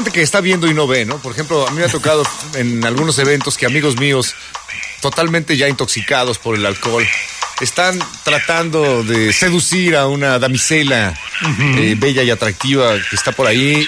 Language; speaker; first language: Spanish; native; Spanish